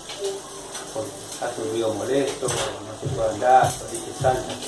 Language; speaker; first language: Spanish; native; Spanish